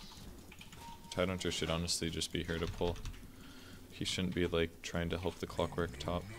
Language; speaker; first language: English; native; English